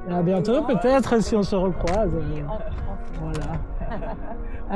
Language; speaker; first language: French; native; French